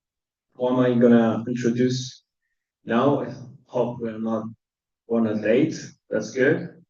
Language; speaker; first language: English; non-native, fluent; French